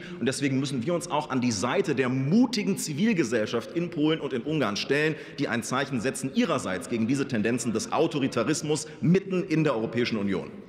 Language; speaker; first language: German; native; German